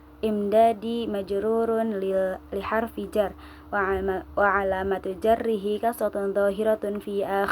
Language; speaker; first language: Arabic; non-native, learner; Indonesian